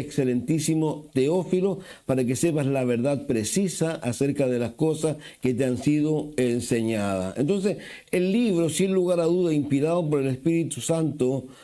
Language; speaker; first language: Spanish; native; Spanish